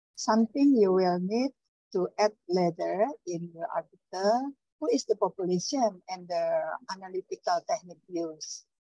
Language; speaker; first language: English; non-native, learner; Indonesian